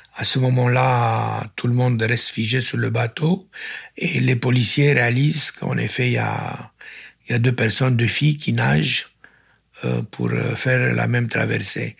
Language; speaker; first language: French; non-native, fluent; Romanian